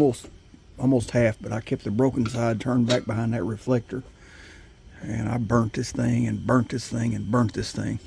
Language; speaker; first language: English; native; English